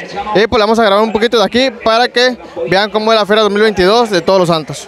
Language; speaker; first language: Spanish; native; Spanish